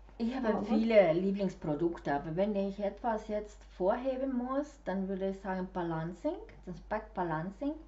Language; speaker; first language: German; non-native, fluent; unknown